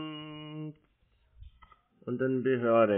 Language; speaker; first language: German; native; German